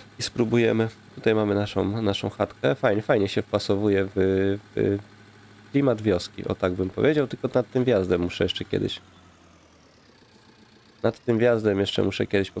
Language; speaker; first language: Polish; native; Polish